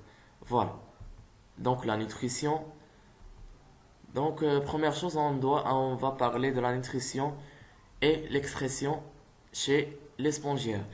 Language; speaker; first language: French; non-native, local second language; Arabic